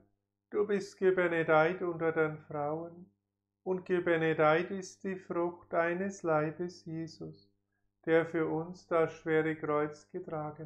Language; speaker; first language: German; native; German